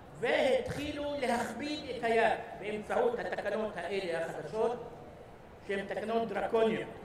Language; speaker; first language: Hebrew; non-native, local second language; Arabic